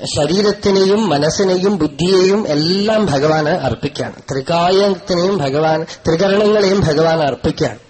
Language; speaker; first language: Malayalam; non-native, local second language; Tamil